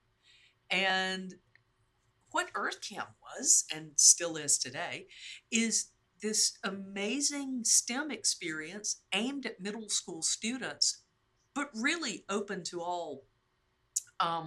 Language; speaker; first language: English; native; English